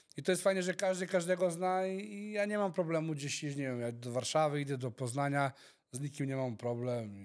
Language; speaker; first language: Polish; early bilingual, heritage; Polish